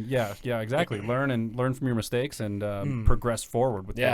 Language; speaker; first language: English; native; English